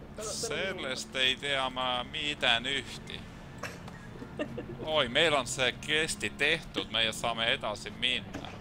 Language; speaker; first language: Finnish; non-native, learner; Estonian